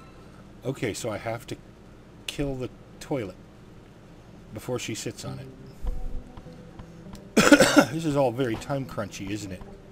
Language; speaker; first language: English; native; English